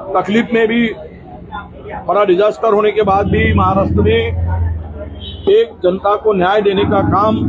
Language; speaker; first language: Hindi; non-native, local second language; Marathi